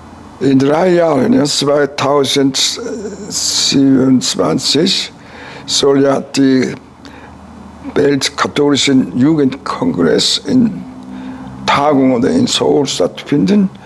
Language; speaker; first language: German; non-native, fluent; Korean